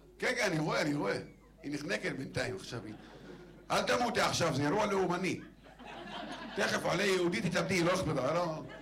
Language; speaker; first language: Hebrew; non-native, local second language; Arabic